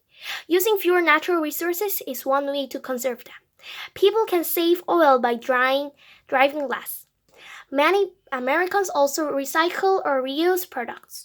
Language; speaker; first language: English; non-native, fluent; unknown